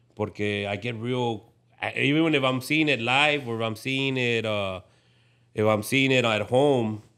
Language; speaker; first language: English; native; English